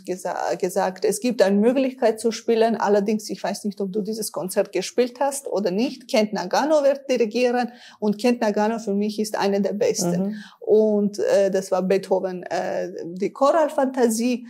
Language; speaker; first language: German; non-native, fluent; Armenian